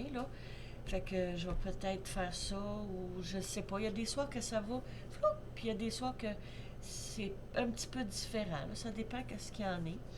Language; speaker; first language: French; native; French